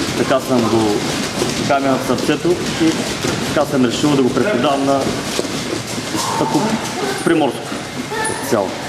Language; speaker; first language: Bulgarian; native; Bulgarian